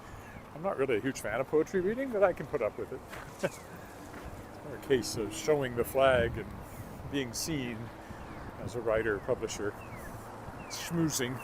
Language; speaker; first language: English; native; English